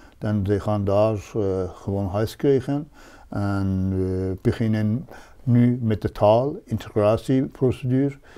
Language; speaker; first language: Dutch; non-native, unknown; Persian